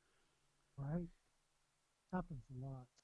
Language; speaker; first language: English; native; English